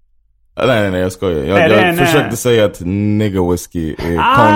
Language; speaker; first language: Swedish; non-native, fluent; English